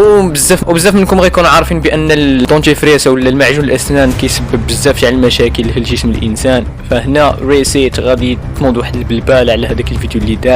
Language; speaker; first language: Arabic; native; Arabic